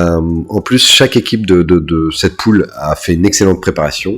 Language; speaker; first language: French; native; French